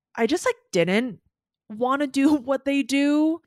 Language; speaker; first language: English; non-native, local second language; Cantonese